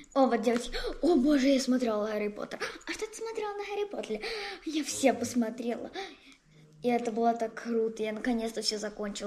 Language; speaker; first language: Russian; early bilingual, heritage; Russian